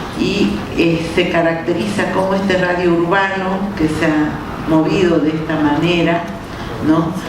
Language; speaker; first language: Spanish; native; Spanish